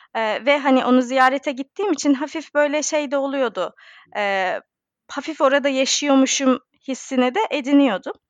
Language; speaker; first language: Turkish; native; Turkish